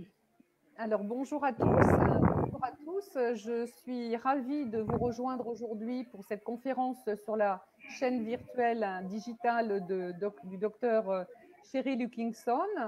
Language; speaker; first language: French; native; French